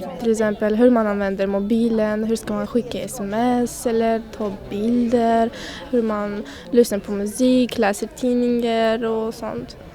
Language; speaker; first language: Swedish; non-native, learner; Kurdish